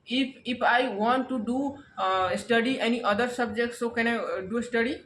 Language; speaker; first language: English; non-native, learner; Hindi